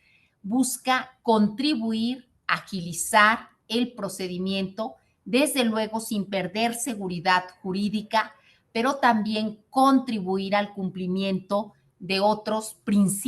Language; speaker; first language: Spanish; native; Spanish